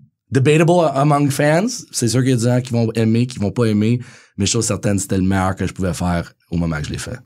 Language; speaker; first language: French; native; French